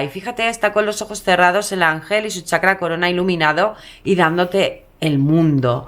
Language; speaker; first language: Spanish; native; Spanish